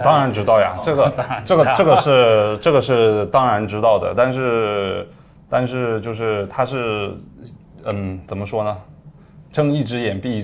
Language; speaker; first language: Chinese; native; Chinese